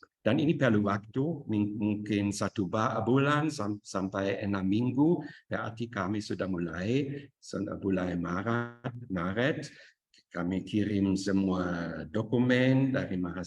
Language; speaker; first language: Indonesian; non-native, fluent; German